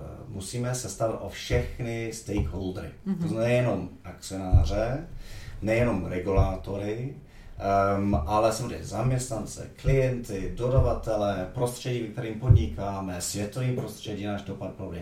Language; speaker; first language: Czech; non-native, fluent; English